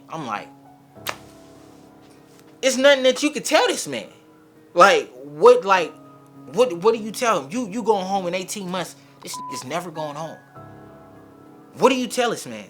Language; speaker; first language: English; early bilingual, other home language; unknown